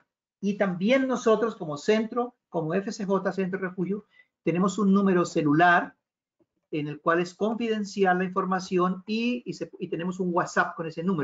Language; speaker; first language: Spanish; native; Spanish